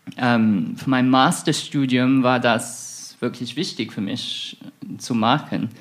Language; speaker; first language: German; non-native, fluent; English